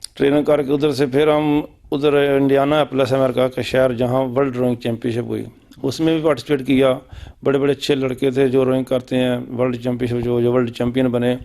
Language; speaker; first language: Urdu; non-native, local second language; Punjabi